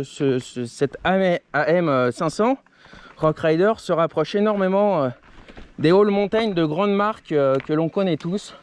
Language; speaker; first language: French; native; French